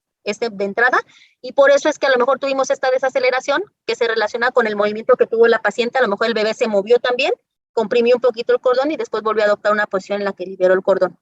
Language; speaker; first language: Spanish; native; Spanish